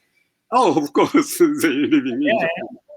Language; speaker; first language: English; non-native, fluent; Japanese